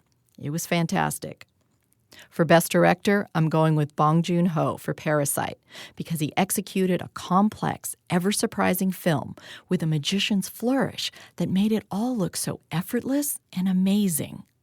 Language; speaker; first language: English; native; English